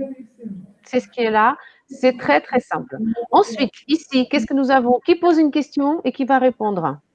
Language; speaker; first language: French; non-native, fluent; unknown